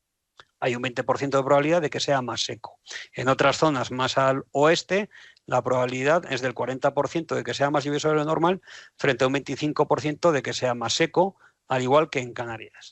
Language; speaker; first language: Spanish; native; Spanish